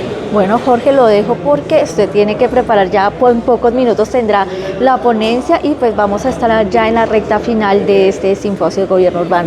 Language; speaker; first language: Spanish; native; Spanish